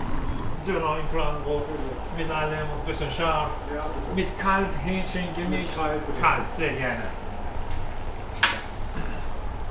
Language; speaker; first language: German; non-native, fluent; Turkish